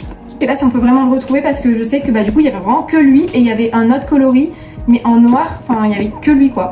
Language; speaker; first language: French; native; French